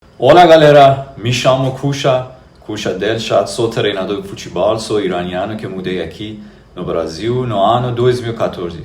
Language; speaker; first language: Portuguese; non-native, fluent; Persian